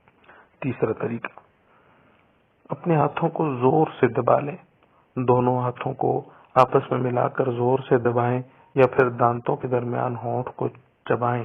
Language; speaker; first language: Urdu; native; Urdu